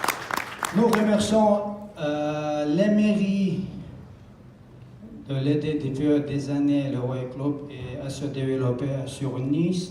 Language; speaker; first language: French; non-native, learner; Chechen